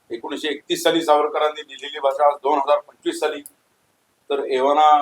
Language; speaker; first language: Marathi; native; Marathi